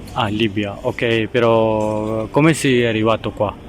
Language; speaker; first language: Italian; non-native, learner; Urdu